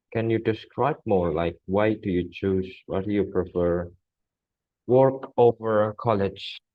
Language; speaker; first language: English; non-native, local second language; Indonesian